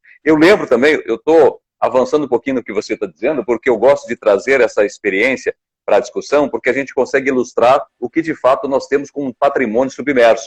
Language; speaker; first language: Portuguese; native; Portuguese